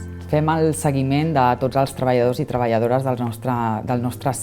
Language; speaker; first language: Catalan; native; Catalan